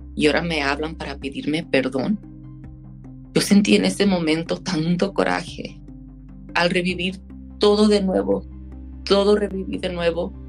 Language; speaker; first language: Spanish; early bilingual, heritage; Spanish